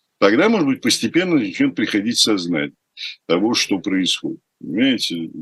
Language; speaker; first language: Russian; native; Russian